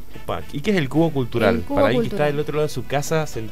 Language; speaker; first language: Spanish; native; Spanish